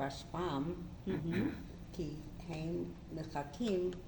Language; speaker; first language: Hebrew; non-native, learner; English